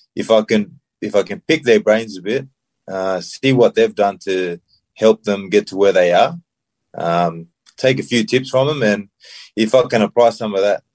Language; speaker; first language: English; early bilingual, other home language; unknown